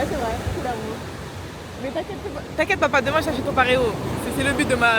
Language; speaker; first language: French; native; French